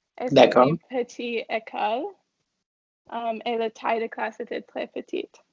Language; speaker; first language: French; non-native, learner; English